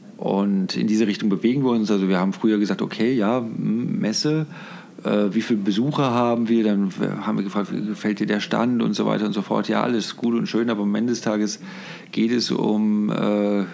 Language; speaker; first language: German; native; German